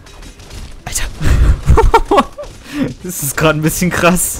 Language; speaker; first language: German; native; German